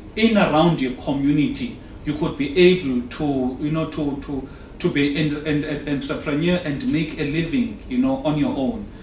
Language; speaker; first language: English; non-native, local second language; Xhosa